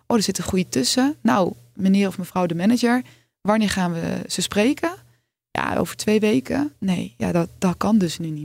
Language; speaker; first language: Dutch; native; Dutch